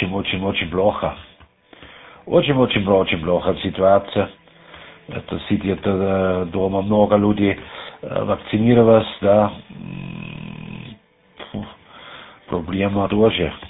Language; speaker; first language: Russian; non-native, learner; German